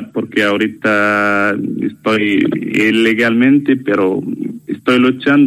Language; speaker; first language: Spanish; non-native, learner; Arabic